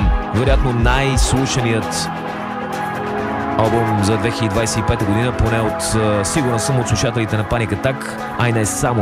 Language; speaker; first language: Bulgarian; native; Bulgarian